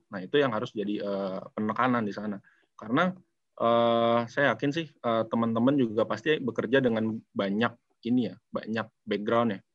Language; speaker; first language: Indonesian; native; Indonesian